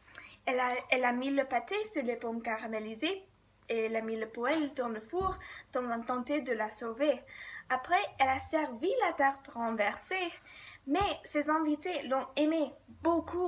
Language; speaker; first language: French; non-native, learner; English